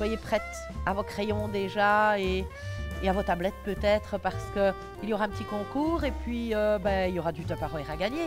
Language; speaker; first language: French; native; French